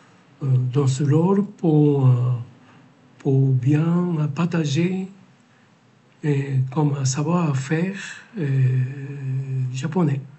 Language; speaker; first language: French; non-native, learner; Japanese